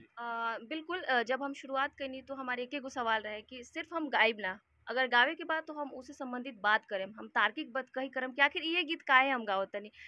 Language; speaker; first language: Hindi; native; Hindi